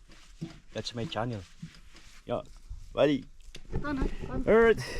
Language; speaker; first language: English; non-native, learner; Filipino